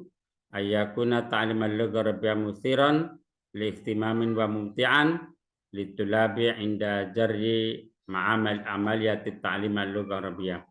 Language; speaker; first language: Arabic; non-native, learner; Indonesian